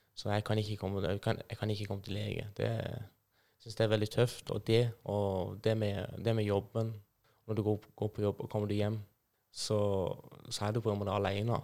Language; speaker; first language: Norwegian; non-native, fluent; Persian